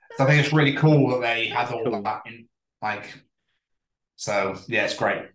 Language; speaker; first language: English; native; English